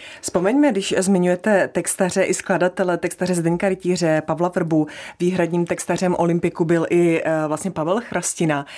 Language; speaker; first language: Czech; native; Czech